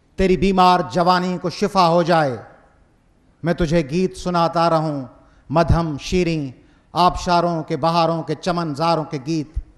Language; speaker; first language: Urdu; non-native, local second language; Sindhi